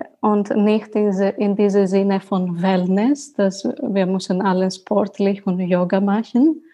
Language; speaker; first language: German; non-native, learner; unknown